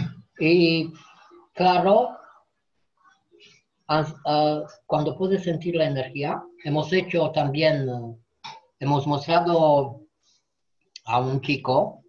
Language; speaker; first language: Spanish; non-native, fluent; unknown